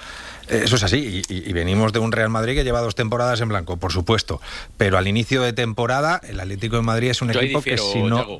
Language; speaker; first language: Spanish; native; Spanish